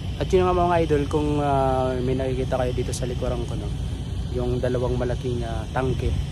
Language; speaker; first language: Filipino; non-native, local second language; Waray